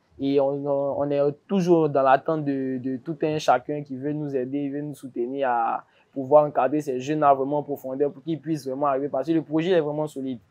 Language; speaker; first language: French; native; French